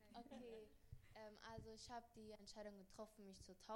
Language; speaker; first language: German; early bilingual, other home language; Spanish